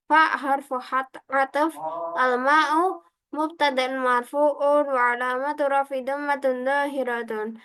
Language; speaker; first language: Arabic; non-native, learner; Indonesian